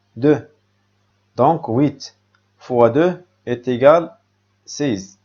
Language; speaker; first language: French; non-native, local second language; Arabic